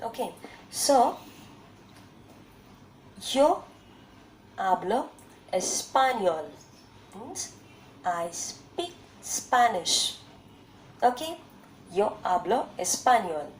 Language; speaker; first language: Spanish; non-native, learner; Bangla